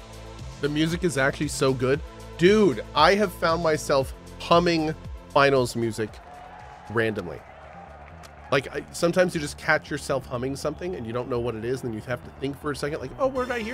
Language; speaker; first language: English; native; English